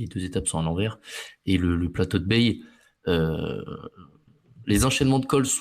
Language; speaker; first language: French; native; French